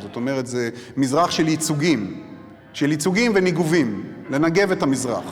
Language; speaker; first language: Hebrew; native; Hebrew